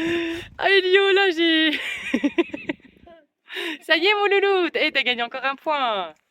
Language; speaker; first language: French; native; French